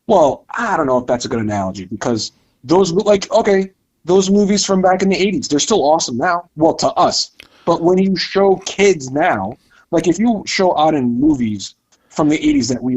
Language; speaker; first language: English; native; English